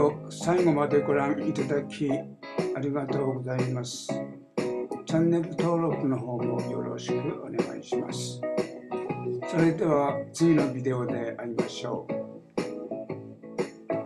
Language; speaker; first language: Japanese; native; Japanese